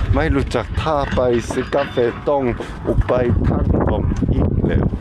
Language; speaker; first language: Thai; non-native, learner; Korean